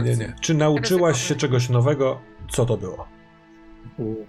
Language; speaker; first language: Polish; native; Polish